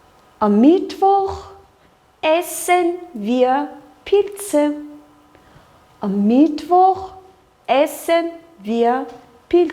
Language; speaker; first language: German; non-native, fluent; Kyrgyz